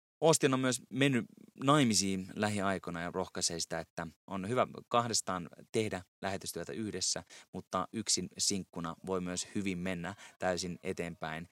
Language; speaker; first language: Finnish; native; Finnish